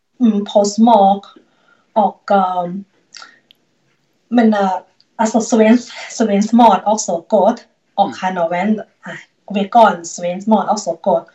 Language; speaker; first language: Swedish; non-native, learner; Thai